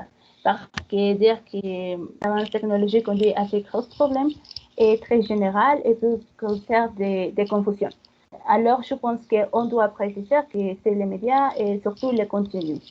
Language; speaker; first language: French; non-native, fluent; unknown